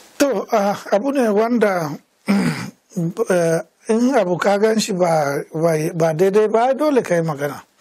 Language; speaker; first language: Hausa; non-native, local second language; Fula